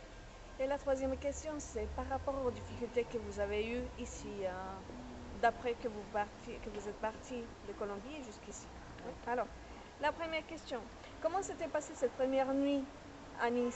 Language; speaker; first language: French; non-native, fluent; Spanish